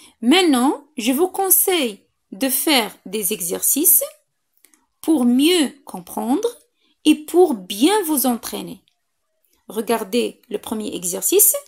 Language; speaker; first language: French; non-native, local second language; Arabic